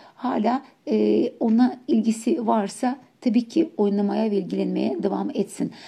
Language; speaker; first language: Turkish; non-native, fluent; Ukrainian